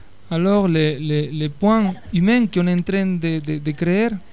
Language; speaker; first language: French; non-native, fluent; Spanish